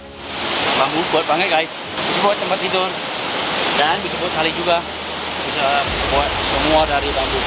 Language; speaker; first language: Indonesian; non-native, learner; English